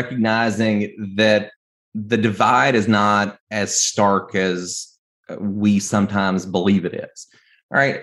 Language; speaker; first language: English; native; English